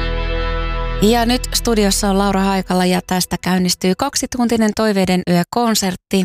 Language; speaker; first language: Finnish; native; Finnish